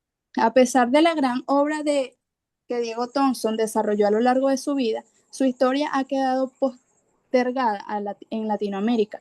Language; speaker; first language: Spanish; native; Spanish